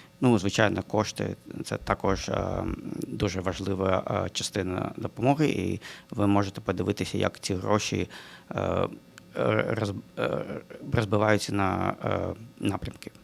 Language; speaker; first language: Ukrainian; non-native, local second language; Russian